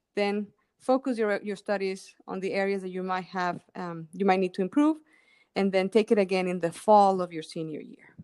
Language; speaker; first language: English; non-native, fluent; Spanish